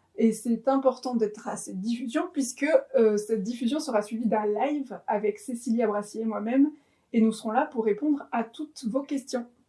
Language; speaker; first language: French; native; French